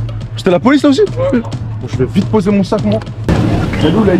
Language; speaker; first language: French; native; French